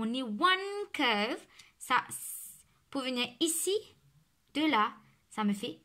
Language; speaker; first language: French; non-native, local second language; Morisyen